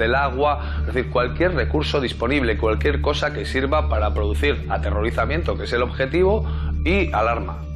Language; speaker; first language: Spanish; native; Spanish